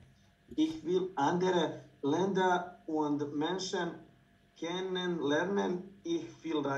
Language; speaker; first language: German; non-native, learner; Bosnian